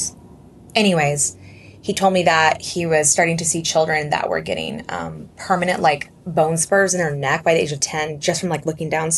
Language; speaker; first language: English; native; English